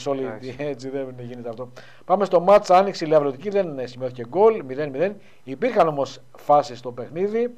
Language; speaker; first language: Greek; native; Greek